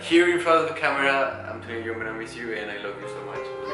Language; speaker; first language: English; non-native, fluent; Spanish